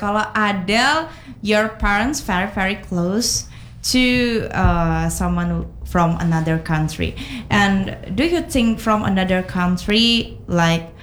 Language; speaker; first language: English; non-native, learner; Indonesian